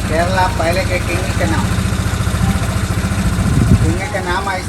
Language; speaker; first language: Hindi; non-native, local second language; Malayalam